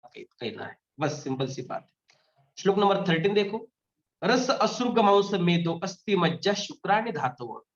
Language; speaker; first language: Hindi; non-native, local second language; Marathi